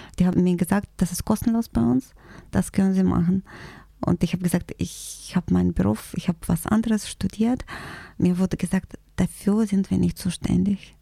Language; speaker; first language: German; non-native, fluent; Russian